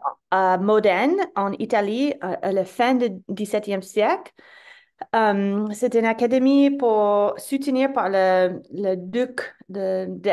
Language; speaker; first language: French; non-native, fluent; English